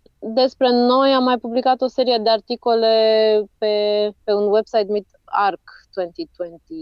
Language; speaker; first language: Romanian; native; Romanian